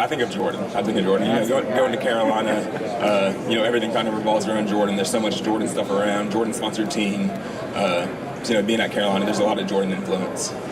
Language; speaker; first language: English; native; English